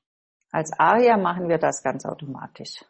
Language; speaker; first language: German; non-native, fluent; English